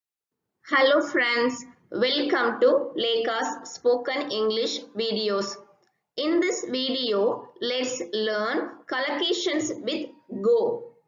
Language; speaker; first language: English; non-native, local second language; Tamil